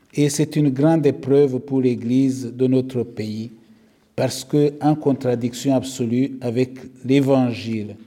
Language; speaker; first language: French; non-native, local second language; Kinyarwanda